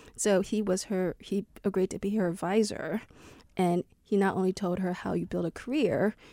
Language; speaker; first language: English; native; English